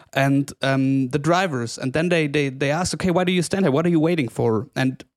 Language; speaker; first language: English; non-native, fluent; German